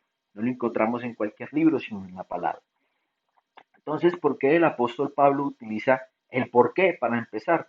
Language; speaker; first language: Spanish; native; Spanish